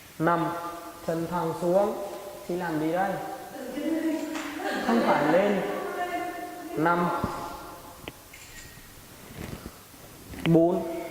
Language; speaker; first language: Vietnamese; non-native, learner; Hindi